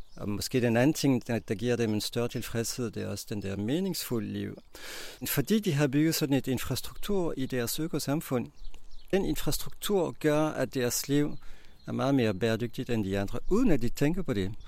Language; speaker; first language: Danish; non-native, fluent; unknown